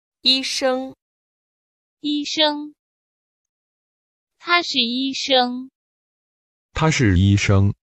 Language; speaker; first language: Chinese; non-native, learner; Urdu